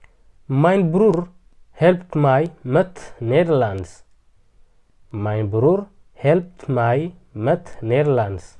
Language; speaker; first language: Dutch; non-native, learner; Tigrinya